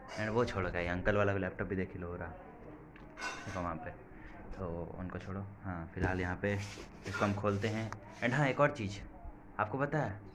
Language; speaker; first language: Hindi; native; Hindi